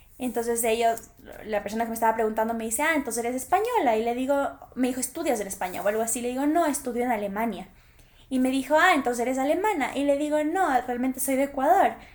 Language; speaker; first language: Spanish; native; Spanish